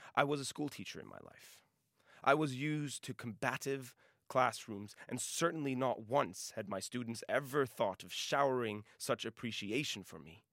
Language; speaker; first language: English; non-native, local second language; Norwegian